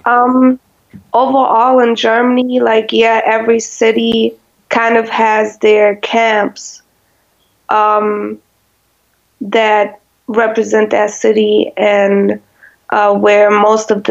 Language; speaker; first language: English; non-native, fluent; German